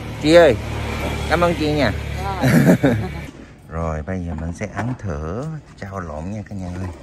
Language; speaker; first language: Vietnamese; non-native, learner; Korean